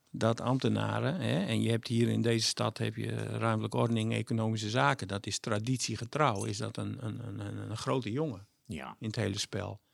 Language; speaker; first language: Dutch; native; Dutch